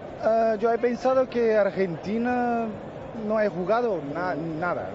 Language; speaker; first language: Spanish; non-native, learner; Portuguese